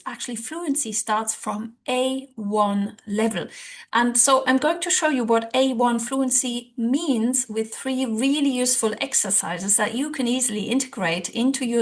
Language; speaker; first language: English; non-native, fluent; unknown